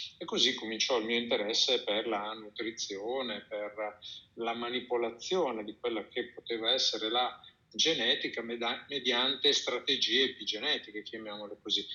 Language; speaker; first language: Italian; native; Italian